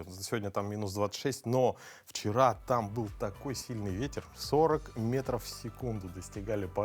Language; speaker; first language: Russian; native; Russian